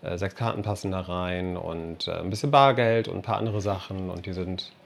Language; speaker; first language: German; non-native, fluent; English